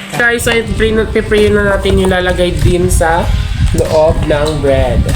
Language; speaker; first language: Filipino; native; Filipino